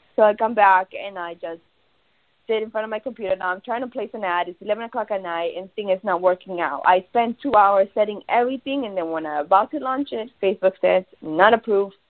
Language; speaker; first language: English; early bilingual, other home language; Spanish